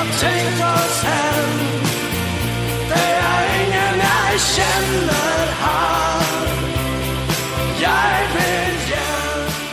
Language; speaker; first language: Norwegian; native; Norwegian